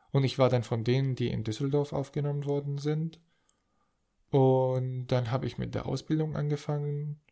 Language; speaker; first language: German; non-native, fluent; Arabic